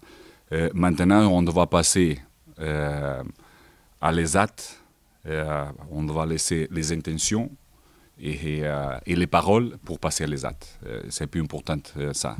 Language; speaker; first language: French; non-native, fluent; Portuguese